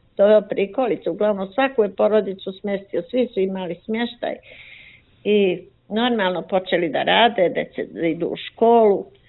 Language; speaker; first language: Serbian; native; Serbian